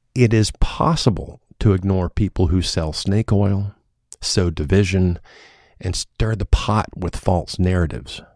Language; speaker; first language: English; native; English